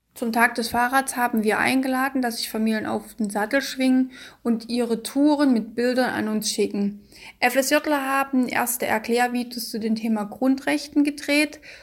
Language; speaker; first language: German; native; German